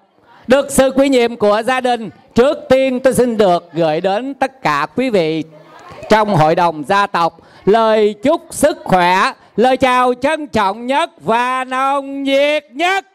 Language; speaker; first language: Vietnamese; native; Vietnamese